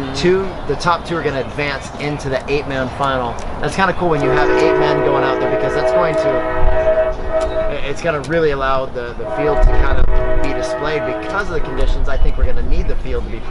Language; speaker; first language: English; native; English